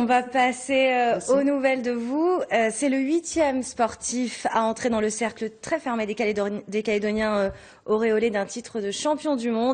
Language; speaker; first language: French; native; French